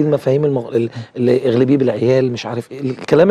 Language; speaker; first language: Arabic; native; Arabic